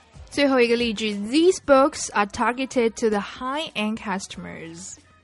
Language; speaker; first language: English; non-native, fluent; Chinese